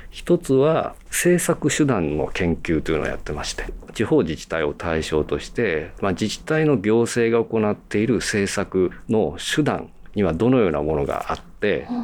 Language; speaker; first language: Japanese; native; Japanese